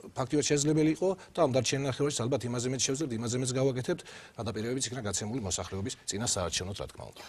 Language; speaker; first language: Georgian; native; Georgian